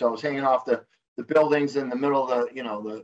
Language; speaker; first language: English; native; English